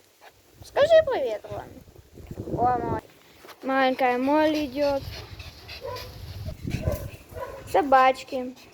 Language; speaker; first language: Russian; early bilingual, heritage; Russian